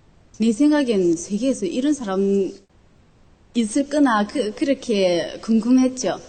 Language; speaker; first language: Korean; non-native, local second language; Chinese